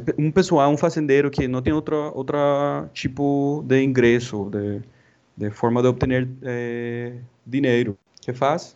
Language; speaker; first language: Portuguese; non-native, fluent; Spanish